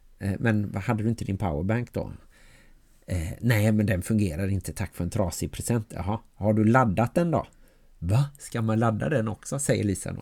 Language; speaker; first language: Swedish; native; Swedish